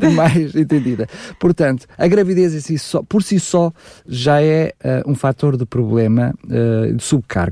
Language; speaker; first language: Portuguese; native; Portuguese